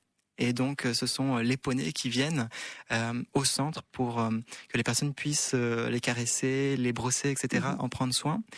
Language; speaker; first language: French; native; French